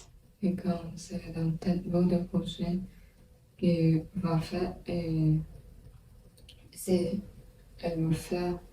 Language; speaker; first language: French; non-native, learner; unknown